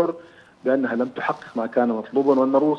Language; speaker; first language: Arabic; native; Arabic